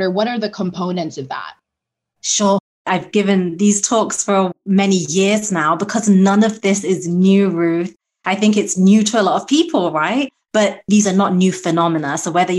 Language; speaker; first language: English; native; English